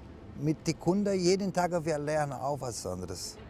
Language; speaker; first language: German; non-native, learner; Portuguese